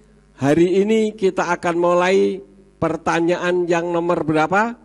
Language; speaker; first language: Indonesian; native; Indonesian